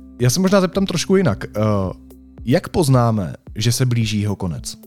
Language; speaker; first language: Czech; native; Czech